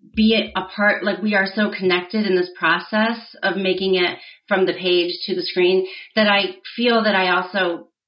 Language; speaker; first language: English; native; English